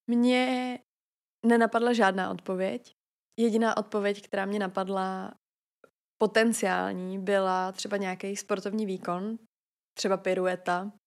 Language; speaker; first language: Czech; native; Czech